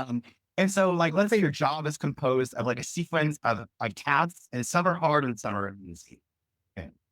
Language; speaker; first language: English; native; English